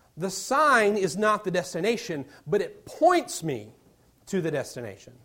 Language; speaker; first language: English; native; English